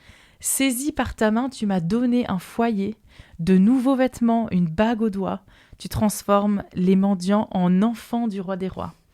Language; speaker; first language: French; native; French